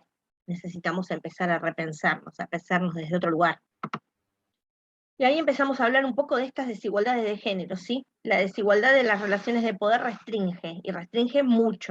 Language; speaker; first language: Spanish; native; Spanish